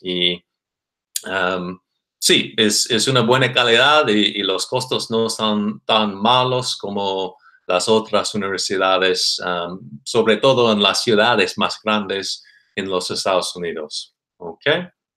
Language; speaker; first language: Spanish; non-native, fluent; English